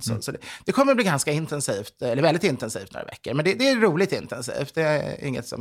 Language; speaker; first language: Swedish; native; Swedish